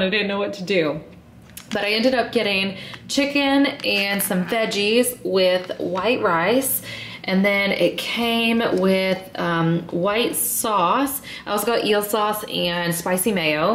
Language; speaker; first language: English; native; English